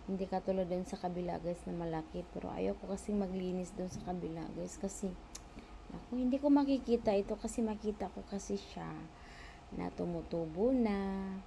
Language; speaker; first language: Filipino; non-native, local second language; Cebuano